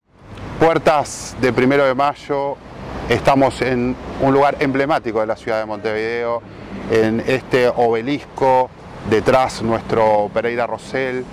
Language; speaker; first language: Spanish; native; Spanish